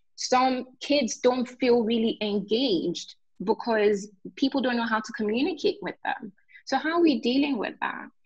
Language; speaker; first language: English; non-native, local second language; Yoruba